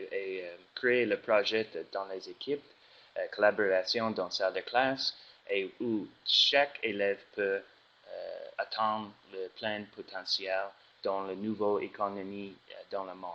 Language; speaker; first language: French; non-native, learner; English